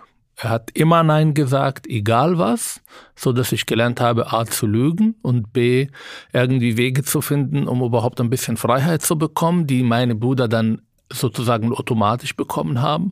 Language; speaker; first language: German; non-native, fluent; Arabic